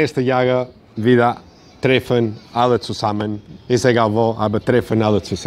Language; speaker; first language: German; non-native, learner; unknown